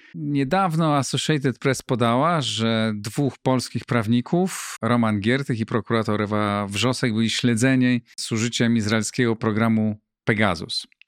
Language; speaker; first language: Polish; native; Polish